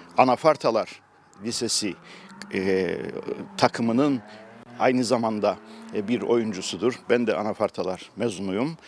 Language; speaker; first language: Turkish; native; Turkish